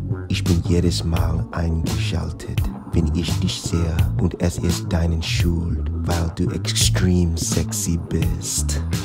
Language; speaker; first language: German; non-native, learner; English